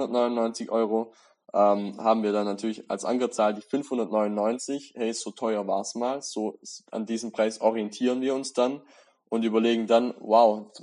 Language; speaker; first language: German; native; German